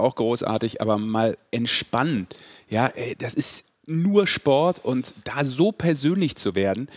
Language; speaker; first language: German; native; German